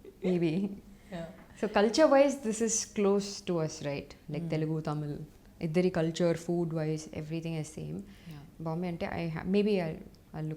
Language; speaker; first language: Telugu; non-native, fluent; Tamil